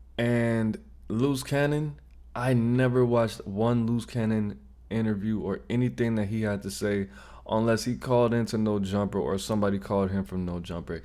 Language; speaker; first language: English; native; English